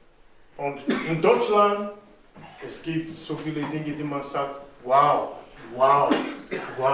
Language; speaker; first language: German; non-native, fluent; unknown